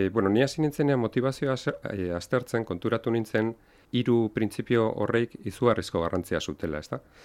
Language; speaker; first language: Basque; non-native, local second language; Spanish